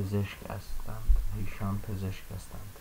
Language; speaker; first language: Persian; non-native, fluent; Azerbaijani